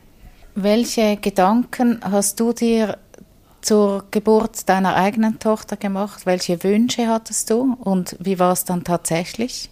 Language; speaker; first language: German; native; German